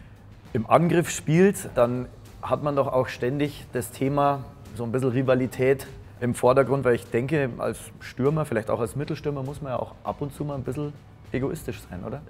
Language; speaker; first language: German; native; German